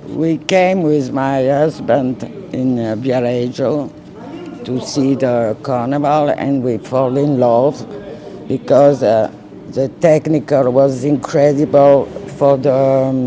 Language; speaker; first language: English; non-native, learner; French